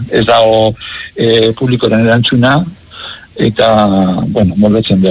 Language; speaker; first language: Basque; non-native, local second language; Spanish